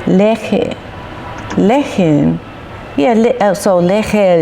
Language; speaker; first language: German; non-native, learner; English